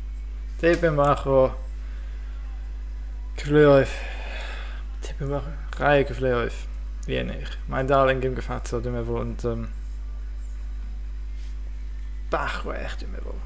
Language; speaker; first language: Welsh; non-native, fluent; English